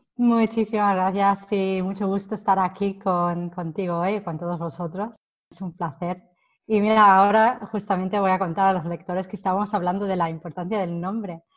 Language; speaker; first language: Spanish; non-native, fluent; English